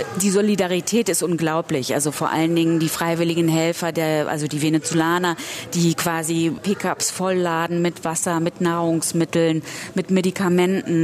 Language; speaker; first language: German; native; German